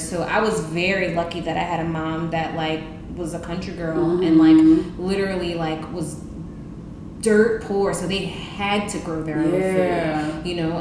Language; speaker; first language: English; native; English